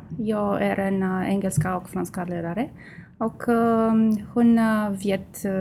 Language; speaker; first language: Swedish; non-native, learner; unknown